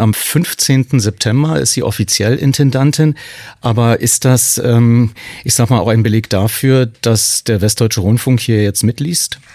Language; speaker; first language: German; native; German